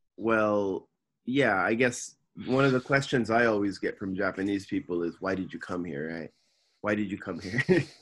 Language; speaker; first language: English; native; English